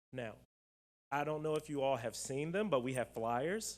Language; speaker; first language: English; native; English